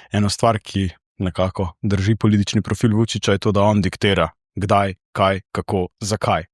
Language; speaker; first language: Slovenian; native; Slovenian